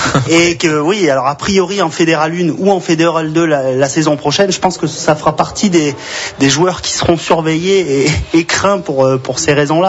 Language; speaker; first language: French; native; French